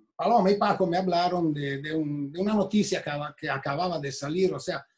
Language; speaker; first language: Spanish; non-native, fluent; Italian